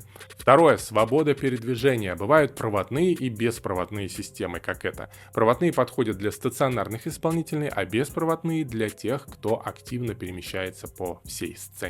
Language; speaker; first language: Russian; native; Russian